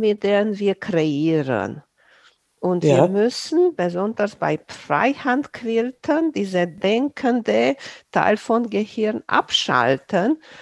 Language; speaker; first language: German; non-native, fluent; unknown